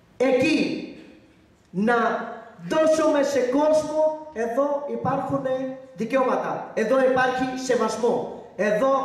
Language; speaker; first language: Greek; non-native, learner; Urdu